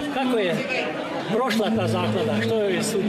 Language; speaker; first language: Croatian; early bilingual, heritage; Croatian